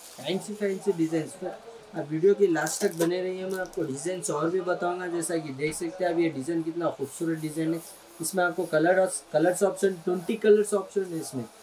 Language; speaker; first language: Hindi; non-native, local second language; Urdu